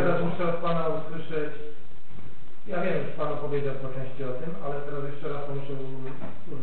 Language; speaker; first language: Polish; native; Polish